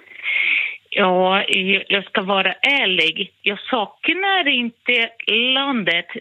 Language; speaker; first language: Swedish; non-native, fluent; Portuguese